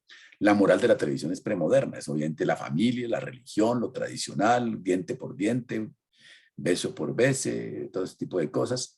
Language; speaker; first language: Spanish; native; Spanish